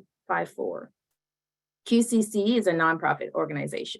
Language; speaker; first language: English; native; English